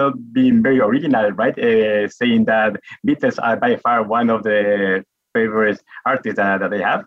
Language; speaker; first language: English; non-native, fluent; Spanish